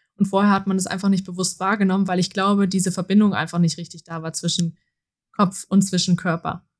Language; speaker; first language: German; native; German